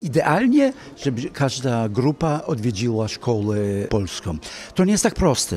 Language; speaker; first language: Polish; early bilingual, heritage; Polish